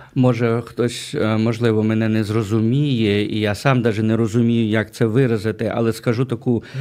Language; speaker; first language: Ukrainian; native; Ukrainian